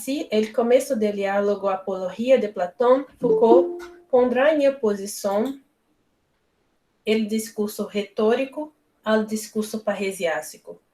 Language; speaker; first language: Spanish; non-native, learner; Portuguese